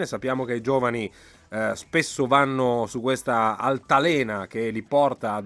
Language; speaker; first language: Italian; native; Italian